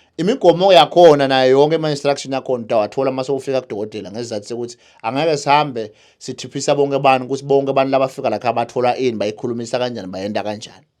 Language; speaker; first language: Zulu; native; Zulu